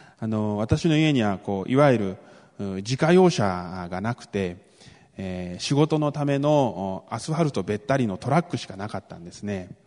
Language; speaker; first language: Japanese; early bilingual, other home language; Korean